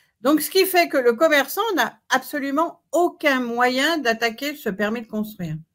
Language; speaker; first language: French; native; French